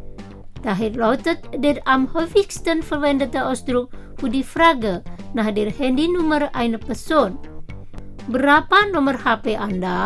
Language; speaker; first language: German; non-native, fluent; Indonesian